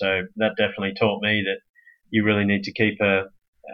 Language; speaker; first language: English; native; English